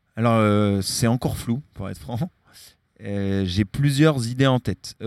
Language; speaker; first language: French; native; French